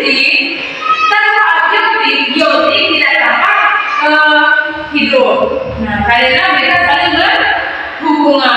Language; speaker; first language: Indonesian; native; Indonesian